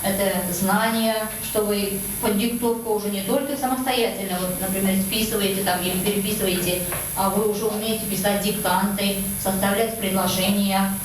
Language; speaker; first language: Russian; non-native, local second language; Bashkir